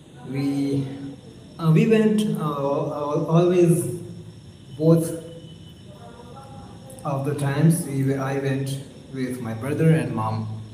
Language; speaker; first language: English; non-native, local second language; Hindi